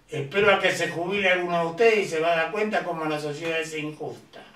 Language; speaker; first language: Spanish; native; Spanish